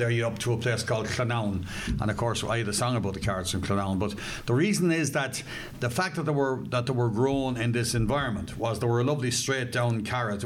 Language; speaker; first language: English; native; English